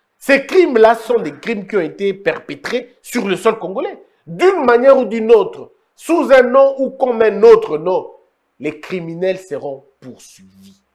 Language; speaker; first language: French; non-native, local second language; Lingala